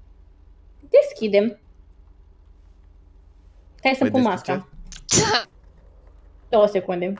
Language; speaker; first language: Romanian; native; Romanian